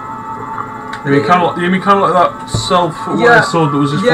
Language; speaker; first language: English; native; English